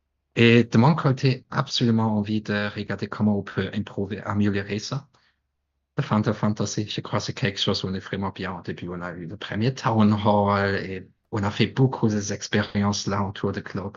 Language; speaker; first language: French; non-native, fluent; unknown